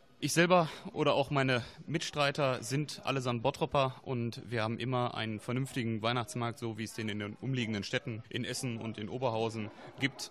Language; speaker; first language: German; native; German